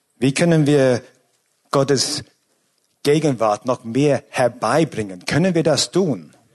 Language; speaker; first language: German; non-native, fluent; English